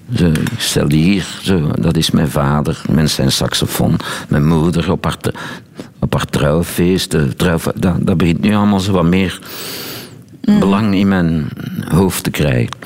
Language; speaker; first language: Dutch; native; Dutch